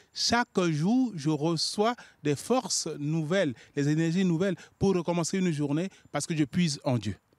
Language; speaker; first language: French; non-native, local second language; Sango